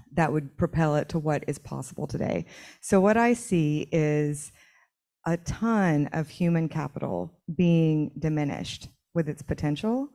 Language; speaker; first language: English; native; English